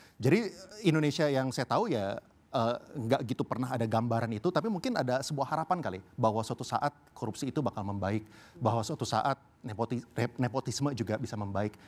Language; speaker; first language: Indonesian; early bilingual, heritage; Indonesian